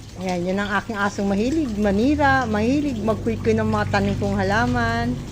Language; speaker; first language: Filipino; non-native, local second language; Pampanga